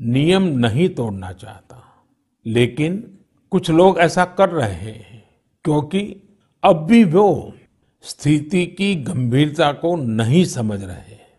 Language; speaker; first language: Hindi; non-native, local second language; Gujarati